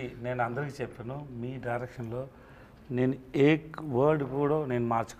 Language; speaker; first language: Telugu; non-native, learner; Tamil